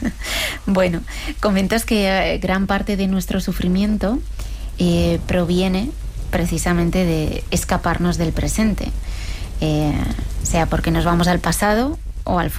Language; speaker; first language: Spanish; native; Spanish